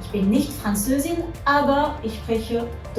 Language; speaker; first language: German; non-native, fluent; French